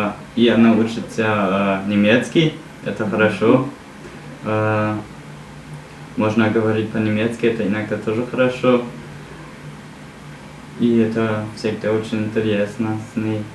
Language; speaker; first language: Russian; non-native, learner; German